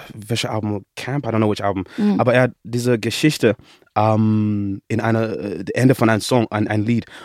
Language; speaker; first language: German; non-native, fluent; English